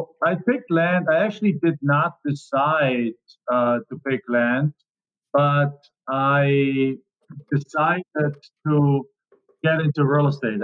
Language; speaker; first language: English; non-native, fluent; German